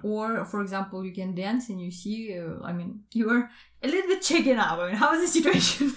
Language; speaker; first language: English; non-native, fluent; Russian